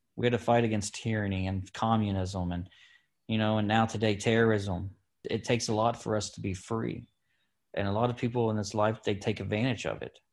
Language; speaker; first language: English; native; English